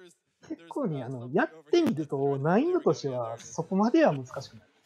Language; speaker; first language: Japanese; native; Japanese